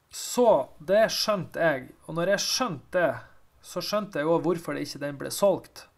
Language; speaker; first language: Norwegian; native; Norwegian